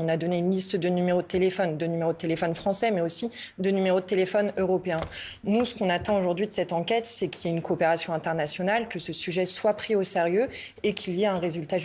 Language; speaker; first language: French; native; French